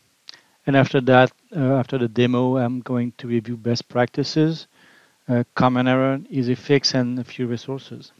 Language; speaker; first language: English; non-native, fluent; French